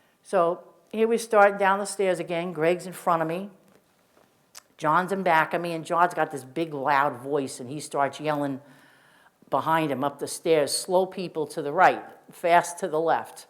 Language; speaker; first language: English; native; English